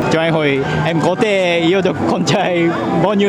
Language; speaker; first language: Vietnamese; non-native, fluent; Japanese